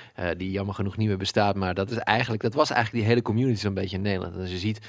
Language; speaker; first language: Dutch; early bilingual, other home language; Arabic